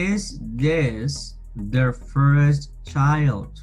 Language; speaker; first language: English; non-native, fluent; Spanish